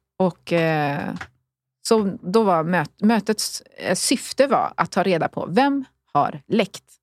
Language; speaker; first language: Swedish; early bilingual, other home language; Spanish